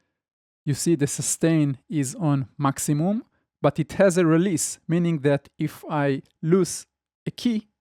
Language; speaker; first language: English; non-native, fluent; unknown